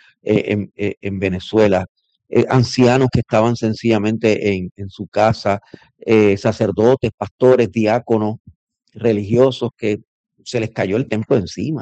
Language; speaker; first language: Spanish; native; Spanish